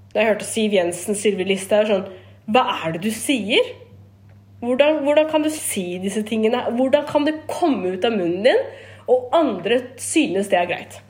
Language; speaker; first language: Norwegian; early bilingual, other home language; Kurdish